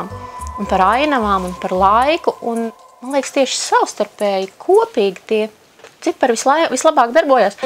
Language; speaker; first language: Latvian; native; Latvian